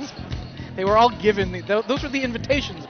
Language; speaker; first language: English; native; English